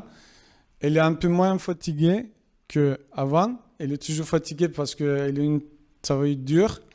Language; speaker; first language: French; non-native, fluent; Kurdish